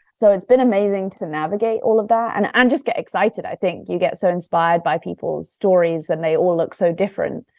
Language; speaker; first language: English; native; English